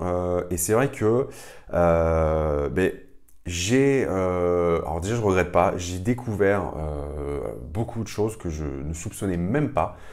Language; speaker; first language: French; native; French